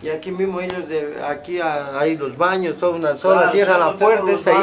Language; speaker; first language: Spanish; native; Spanish